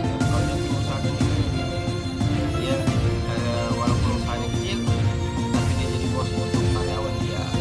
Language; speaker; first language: Indonesian; native; Indonesian